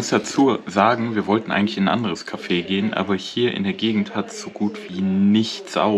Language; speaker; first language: German; native; German